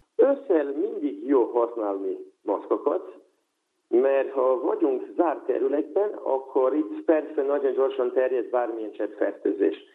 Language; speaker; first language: Hungarian; non-native, local second language; Serbian